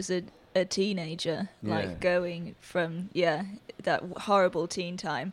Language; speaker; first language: English; native; English